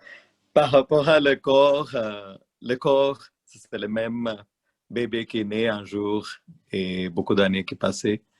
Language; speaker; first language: French; non-native, learner; Malayalam